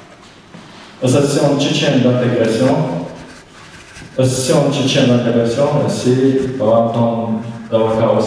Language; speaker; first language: French; non-native, fluent; Chechen